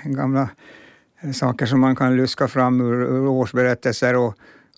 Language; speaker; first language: Swedish; non-native, local second language; Finnish